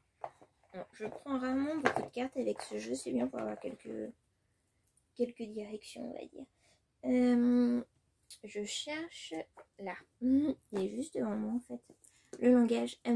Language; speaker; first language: French; native; French